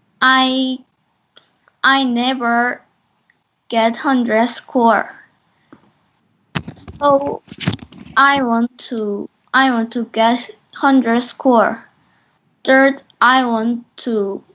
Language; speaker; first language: English; non-native, learner; Korean